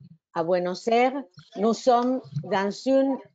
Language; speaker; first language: French; non-native, fluent; Spanish